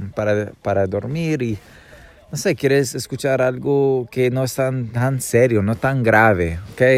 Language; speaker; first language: Spanish; non-native, fluent; English